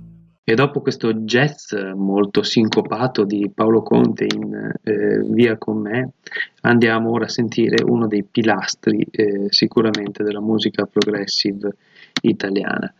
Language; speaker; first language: Italian; native; Italian